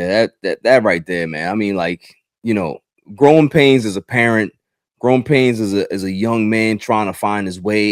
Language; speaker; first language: English; native; English